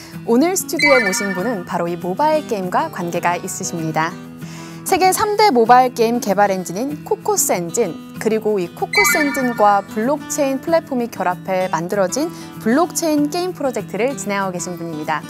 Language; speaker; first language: Korean; native; Korean